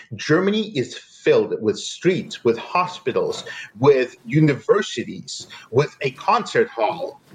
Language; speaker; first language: English; non-native, fluent; Russian